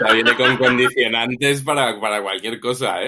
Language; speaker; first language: Spanish; native; Spanish